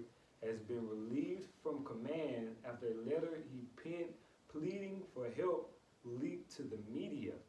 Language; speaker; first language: English; native; English